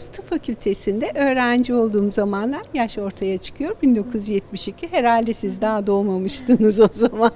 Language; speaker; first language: Turkish; native; Turkish